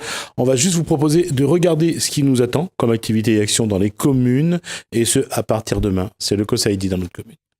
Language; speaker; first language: French; non-native, local second language; Réunion Creole French